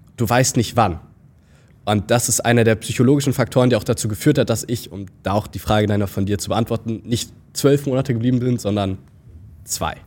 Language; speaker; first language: German; native; German